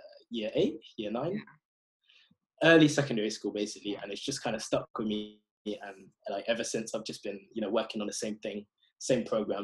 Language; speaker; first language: English; native; English